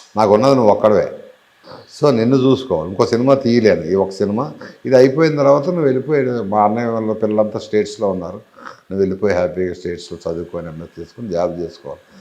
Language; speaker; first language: Telugu; native; Telugu